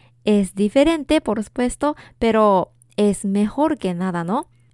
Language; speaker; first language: Spanish; non-native, fluent; Japanese